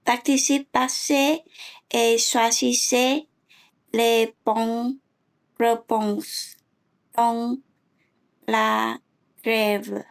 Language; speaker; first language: French; non-native, learner; English